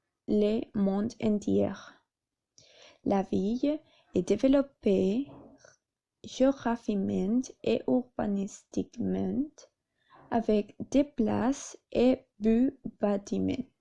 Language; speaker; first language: French; non-native, learner; Spanish